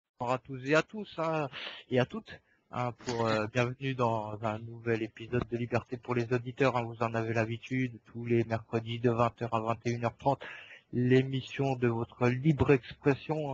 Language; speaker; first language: French; native; French